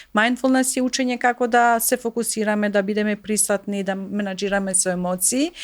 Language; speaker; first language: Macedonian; non-native, local second language; Albanian